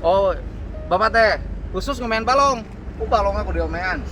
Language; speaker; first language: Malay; non-native, local second language; Sundanese